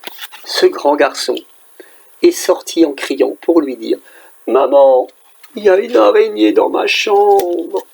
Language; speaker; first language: French; native; French